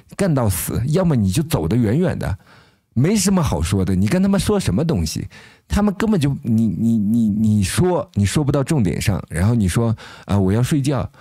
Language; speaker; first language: Chinese; native; Chinese